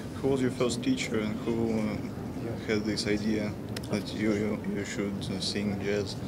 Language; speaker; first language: English; non-native, fluent; Russian